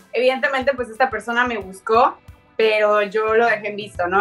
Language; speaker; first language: Spanish; native; Spanish